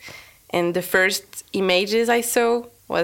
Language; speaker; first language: English; non-native, fluent; French